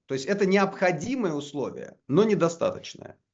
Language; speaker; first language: Russian; native; Russian